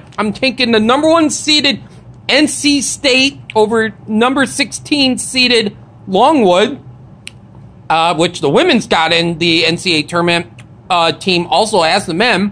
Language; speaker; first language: English; native; English